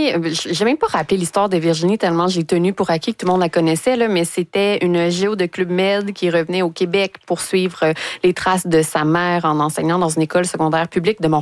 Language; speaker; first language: French; native; French